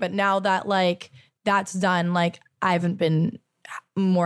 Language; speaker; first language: English; native; English